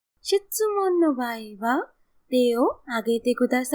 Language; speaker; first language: Japanese; non-native, fluent; Hindi